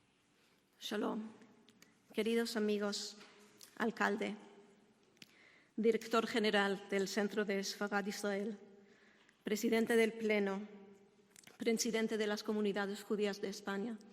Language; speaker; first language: Spanish; non-native, fluent; Hebrew